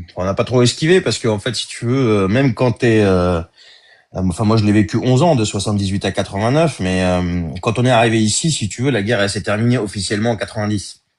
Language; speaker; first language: French; early bilingual, other home language; Arabic